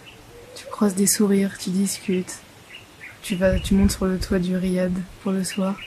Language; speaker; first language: French; native; French